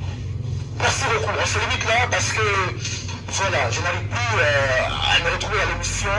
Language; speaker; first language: French; native; French